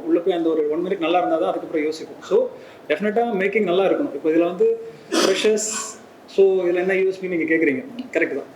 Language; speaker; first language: Tamil; native; Tamil